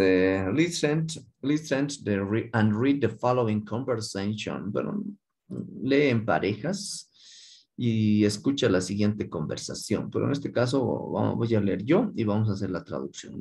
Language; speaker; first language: Spanish; native; Spanish